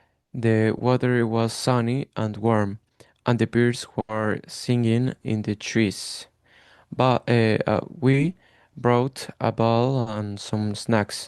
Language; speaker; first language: English; non-native, learner; Spanish